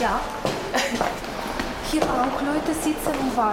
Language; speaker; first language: German; non-native, learner; Ukrainian